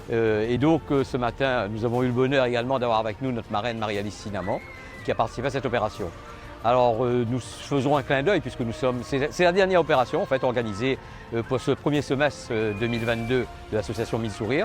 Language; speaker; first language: French; native; French